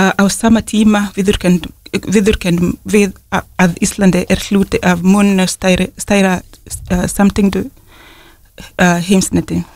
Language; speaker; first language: Icelandic; non-native, fluent; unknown